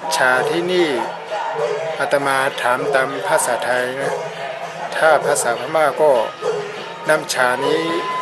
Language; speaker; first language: Thai; non-native, fluent; Burmese